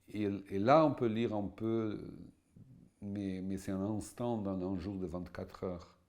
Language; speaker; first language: French; non-native, fluent; Portuguese